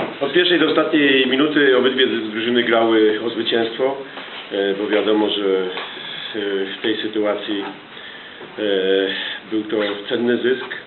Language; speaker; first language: Polish; native; Polish